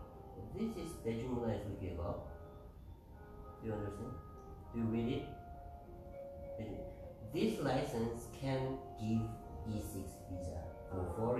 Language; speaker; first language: English; non-native, learner; Korean